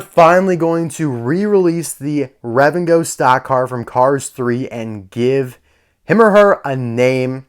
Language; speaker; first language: English; native; English